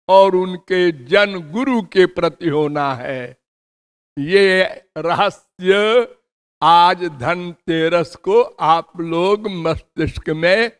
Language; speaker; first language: Hindi; native; Hindi